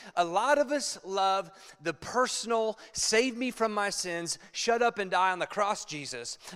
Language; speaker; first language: English; native; English